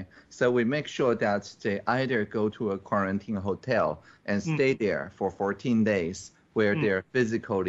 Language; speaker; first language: English; non-native, fluent; Chinese